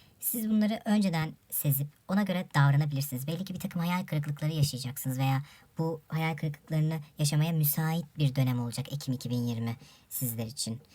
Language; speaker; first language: Turkish; native; Turkish